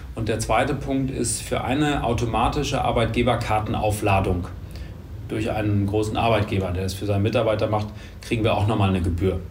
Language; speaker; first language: German; native; German